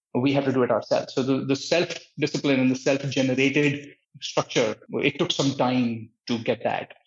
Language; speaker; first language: English; non-native, local second language; Hindi